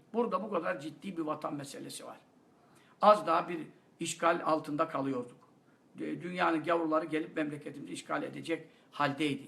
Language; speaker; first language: Turkish; native; Turkish